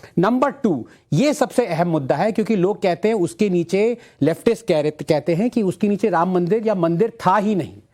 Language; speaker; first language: Hindi; non-native, local second language; Tamil